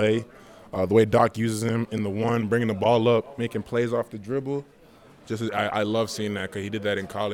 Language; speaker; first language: English; native; English